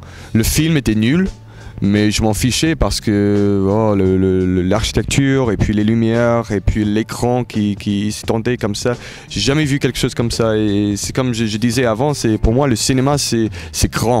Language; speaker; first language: French; early bilingual, heritage; English